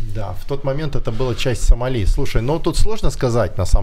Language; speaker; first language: Russian; native; Russian